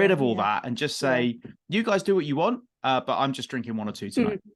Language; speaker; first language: English; native; English